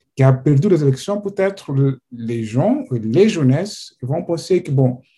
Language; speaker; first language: French; non-native, fluent; Portuguese